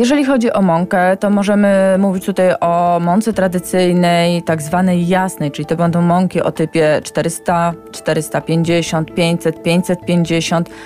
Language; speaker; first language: Polish; native; Polish